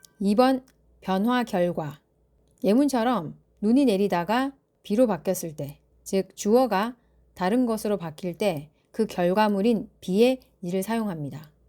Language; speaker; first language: Korean; native; Korean